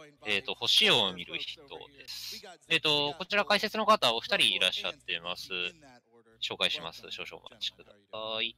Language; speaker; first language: Japanese; native; Japanese